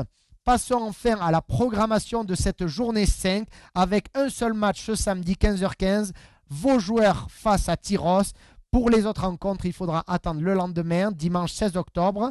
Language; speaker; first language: French; native; French